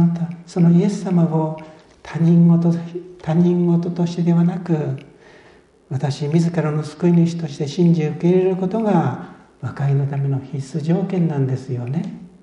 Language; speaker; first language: Japanese; native; Japanese